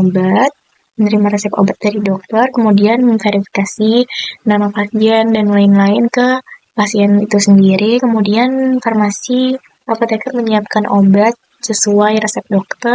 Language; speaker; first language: Indonesian; native; Indonesian